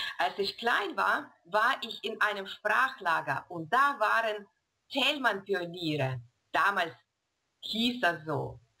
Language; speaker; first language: German; non-native, fluent; Russian